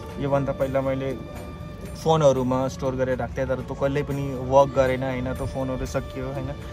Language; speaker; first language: Nepali; early bilingual, heritage; Nepali